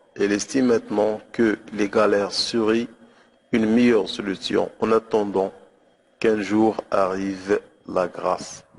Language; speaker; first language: French; non-native, local second language; Arabic